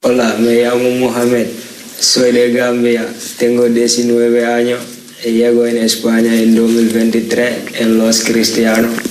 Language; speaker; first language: Spanish; non-native, learner; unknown